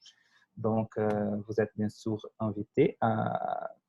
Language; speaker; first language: French; non-native, fluent; Portuguese